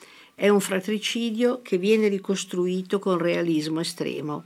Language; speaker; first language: Italian; native; Italian